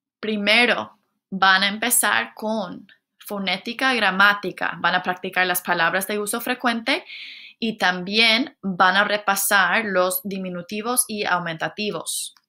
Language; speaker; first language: Spanish; non-native, fluent; English